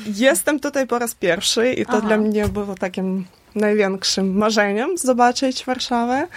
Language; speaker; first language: Polish; non-native, learner; Ukrainian